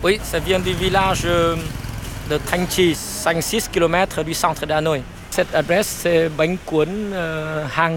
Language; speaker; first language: French; non-native, learner; Vietnamese